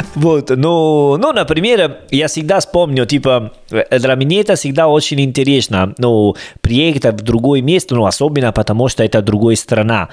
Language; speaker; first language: Russian; non-native, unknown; Italian